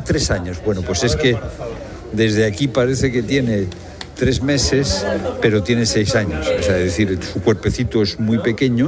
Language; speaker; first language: Spanish; native; Spanish